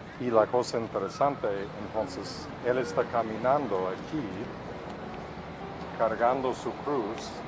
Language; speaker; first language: Spanish; non-native, fluent; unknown